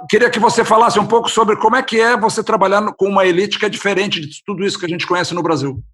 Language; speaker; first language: Portuguese; native; Portuguese